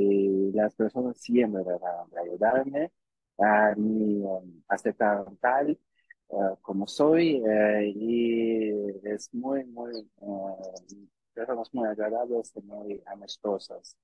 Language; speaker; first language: Spanish; non-native, learner; Russian